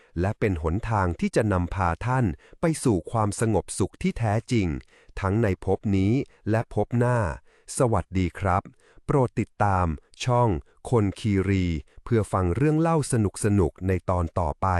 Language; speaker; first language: Thai; native; Thai